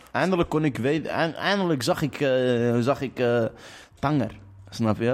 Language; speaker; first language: Dutch; native; Dutch